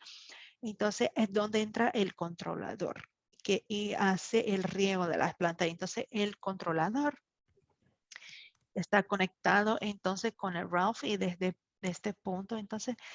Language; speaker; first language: Spanish; non-native, fluent; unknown